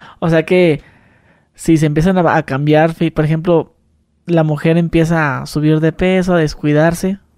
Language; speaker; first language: Spanish; native; Spanish